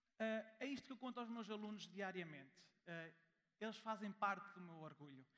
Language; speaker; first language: Portuguese; early bilingual, heritage; German